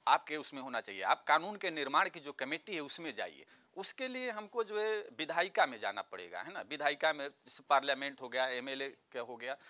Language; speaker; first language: Hindi; native; Hindi